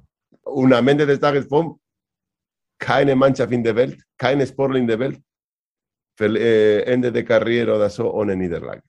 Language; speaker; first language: German; non-native, learner; Spanish